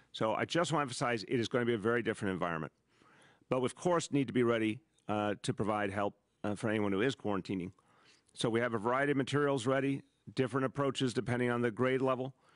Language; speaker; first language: English; native; English